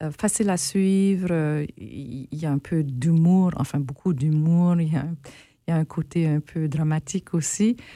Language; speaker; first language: French; native; French